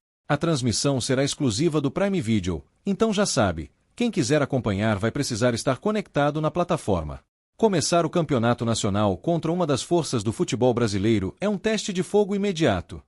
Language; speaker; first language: Portuguese; native; Portuguese